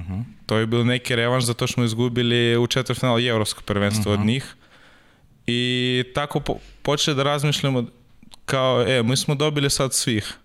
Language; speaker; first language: Serbian; non-native, learner; Russian